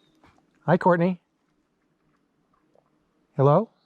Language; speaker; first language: English; native; English